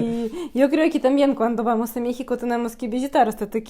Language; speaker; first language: Spanish; non-native, fluent; Russian